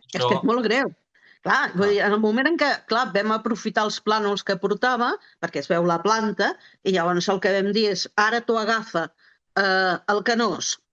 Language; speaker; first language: Catalan; native; Catalan